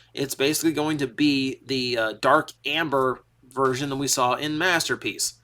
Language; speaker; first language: English; native; English